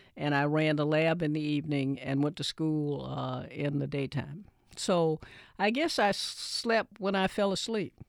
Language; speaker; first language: English; native; English